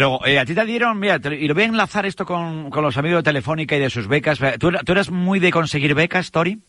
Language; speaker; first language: Spanish; native; Spanish